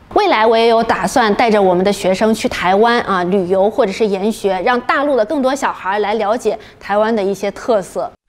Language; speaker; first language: Chinese; native; Chinese